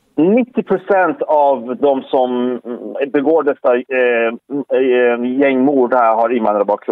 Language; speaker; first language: Swedish; early bilingual, other home language; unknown